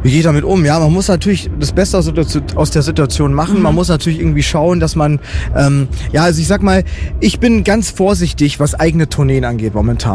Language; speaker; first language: German; native; German